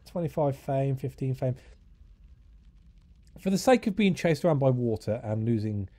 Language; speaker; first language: English; native; English